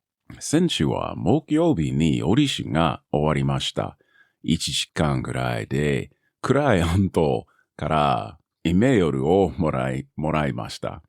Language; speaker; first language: Japanese; non-native, learner; English